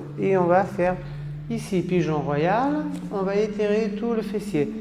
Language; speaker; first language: French; non-native, fluent; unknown